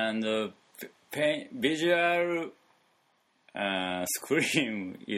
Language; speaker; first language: English; non-native, learner; Japanese